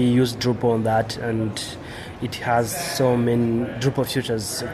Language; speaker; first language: English; non-native, local second language; Kinyarwanda